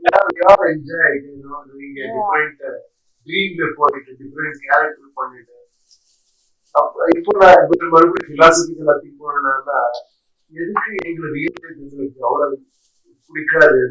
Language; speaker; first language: Tamil; non-native, learner; Kannada